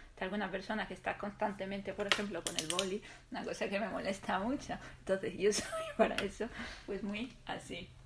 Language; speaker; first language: Spanish; non-native, fluent; Arabic